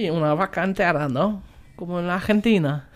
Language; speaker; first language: Spanish; non-native, fluent; German